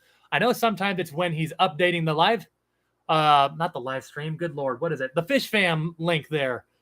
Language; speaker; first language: English; native; English